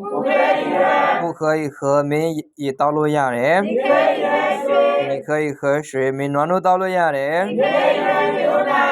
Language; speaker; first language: Chinese; non-native, fluent; Burmese